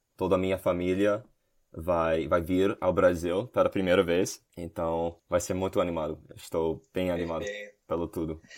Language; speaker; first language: Portuguese; non-native, learner; English